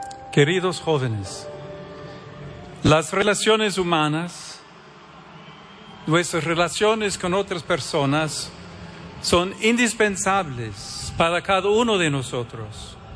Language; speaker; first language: Spanish; non-native, fluent; English